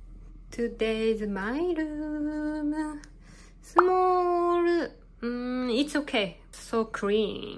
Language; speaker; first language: English; non-native, learner; Japanese